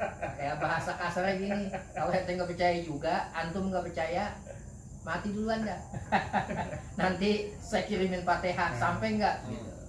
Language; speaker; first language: Indonesian; native; Indonesian